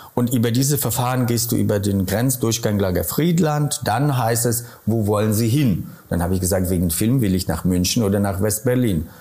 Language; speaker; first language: German; non-native, fluent; Polish